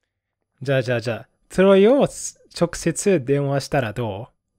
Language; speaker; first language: Japanese; non-native, fluent; English